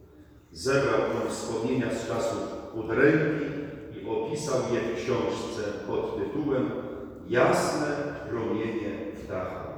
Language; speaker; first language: Polish; native; Polish